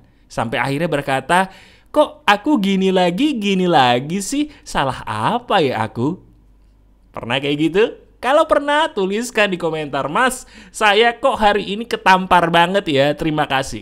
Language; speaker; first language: Indonesian; native; Indonesian